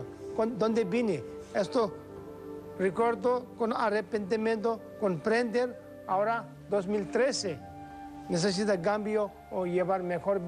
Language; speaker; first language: Spanish; non-native, learner; Tibetan